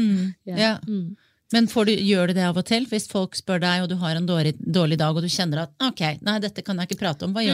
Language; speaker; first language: Norwegian; native; Norwegian